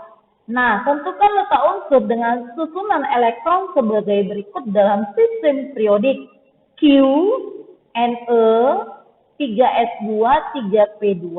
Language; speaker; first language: Indonesian; native; Indonesian